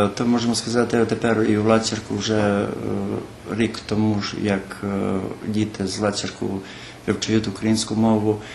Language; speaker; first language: Ukrainian; early bilingual, heritage; Ukrainian